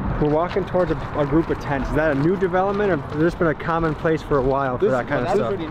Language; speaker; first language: English; native; English